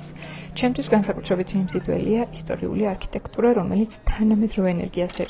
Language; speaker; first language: Georgian; native; Georgian